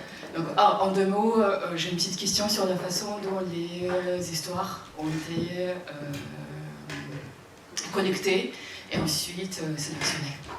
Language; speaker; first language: French; non-native, fluent; Russian